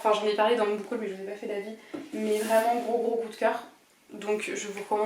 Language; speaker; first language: French; native; French